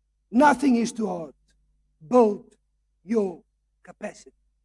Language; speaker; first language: English; non-native, local second language; Afrikaans